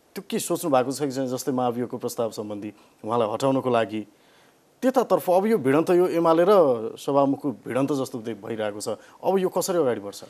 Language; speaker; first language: Nepali; native; Nepali